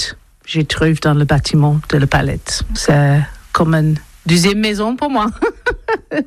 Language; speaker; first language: French; non-native, learner; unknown